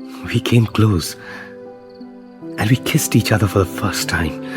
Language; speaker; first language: English; non-native, local second language; Bangla